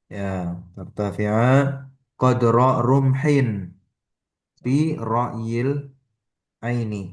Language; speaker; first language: Arabic; non-native, fluent; Indonesian